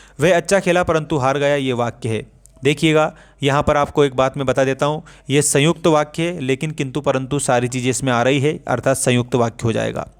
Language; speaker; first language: Hindi; native; Hindi